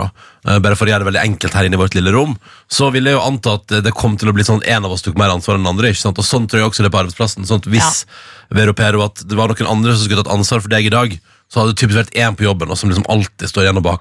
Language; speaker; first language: Norwegian; native; Norwegian